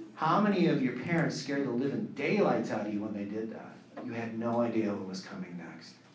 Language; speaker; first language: English; native; English